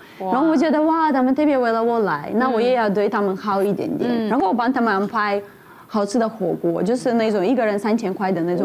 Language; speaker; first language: Chinese; non-native, fluent; Russian